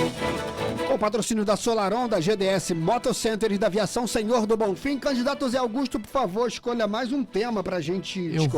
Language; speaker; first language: Portuguese; native; Portuguese